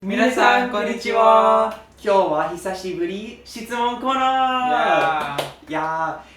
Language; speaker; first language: Japanese; non-native, learner; English